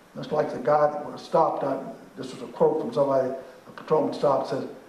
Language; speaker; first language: English; native; English